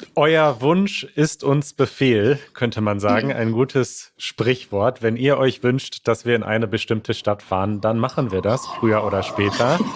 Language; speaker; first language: German; native; German